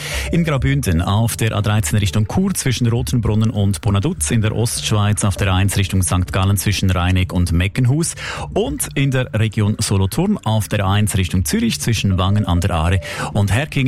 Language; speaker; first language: German; native; German